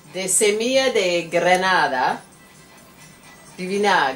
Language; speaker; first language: French; non-native, learner; English